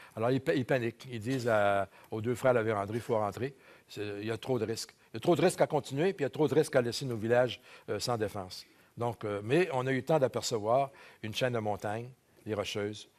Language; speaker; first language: French; native; French